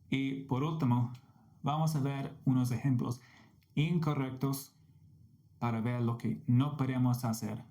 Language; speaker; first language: Spanish; non-native, fluent; English